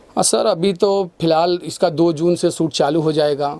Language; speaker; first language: Hindi; native; Hindi